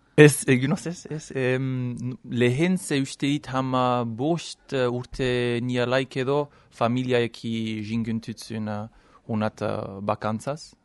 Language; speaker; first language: Basque; non-native, fluent; English